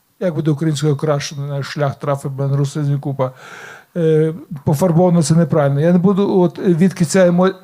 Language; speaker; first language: Ukrainian; native; Ukrainian